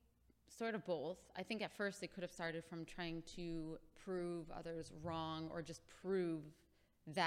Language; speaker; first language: English; native; English